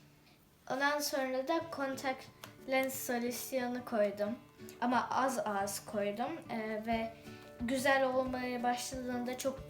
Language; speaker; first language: Turkish; early bilingual, heritage; Turkish